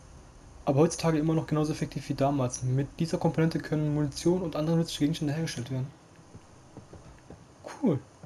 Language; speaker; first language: German; native; German